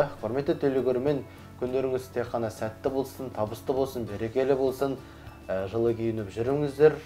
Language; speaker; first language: Kazakh; native; Kazakh